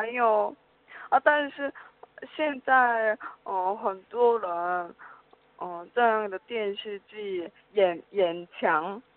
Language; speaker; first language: Chinese; non-native, learner; Korean